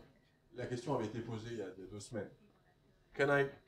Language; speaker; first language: French; native; French